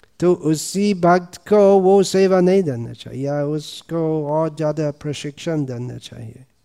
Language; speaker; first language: Hindi; non-native, fluent; English